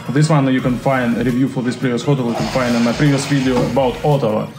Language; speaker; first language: English; non-native, fluent; Russian